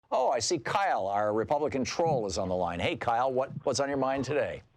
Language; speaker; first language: English; native; English